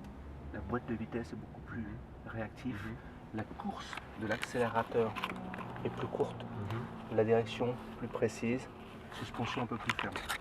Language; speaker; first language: French; native; French